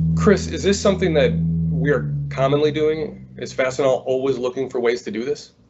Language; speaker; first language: English; native; English